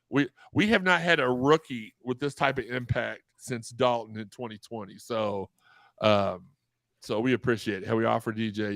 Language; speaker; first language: English; native; English